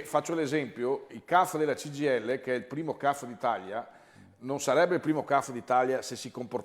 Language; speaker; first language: Italian; native; Italian